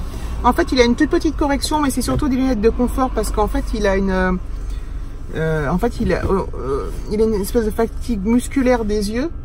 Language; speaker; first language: French; native; French